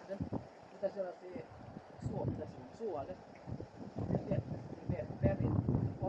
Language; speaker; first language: Finnish; non-native, learner; Bikol